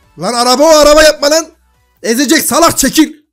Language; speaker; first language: Turkish; native; Turkish